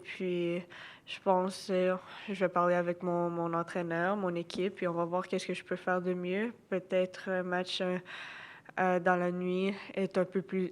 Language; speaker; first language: French; non-native, local second language; English